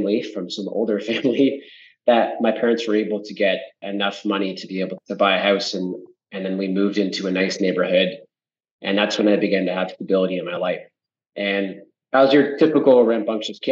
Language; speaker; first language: English; native; English